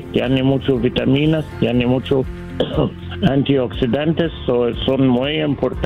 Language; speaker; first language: Spanish; non-native, learner; English